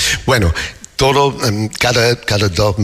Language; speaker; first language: Spanish; non-native, learner; English